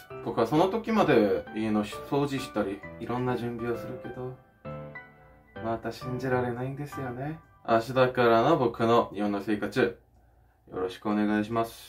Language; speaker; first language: Japanese; non-native, fluent; Korean